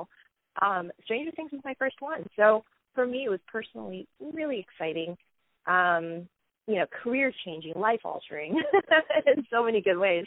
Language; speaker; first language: English; native; English